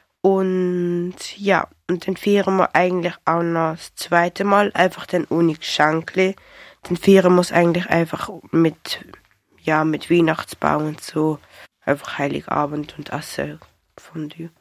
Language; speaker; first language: German; non-native, learner; Dutch